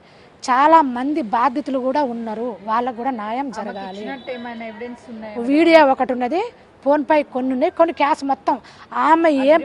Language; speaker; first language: Telugu; native; Telugu